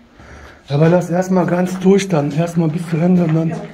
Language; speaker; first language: German; early bilingual, other home language; Turkish